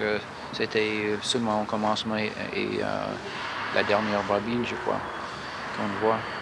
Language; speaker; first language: French; non-native, fluent; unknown